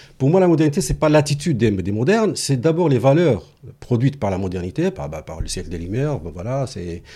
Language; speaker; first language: French; non-native, local second language; Arabic